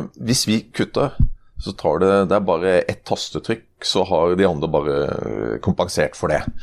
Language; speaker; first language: Norwegian; native; Norwegian